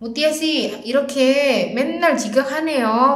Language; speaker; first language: Korean; non-native, fluent; Indonesian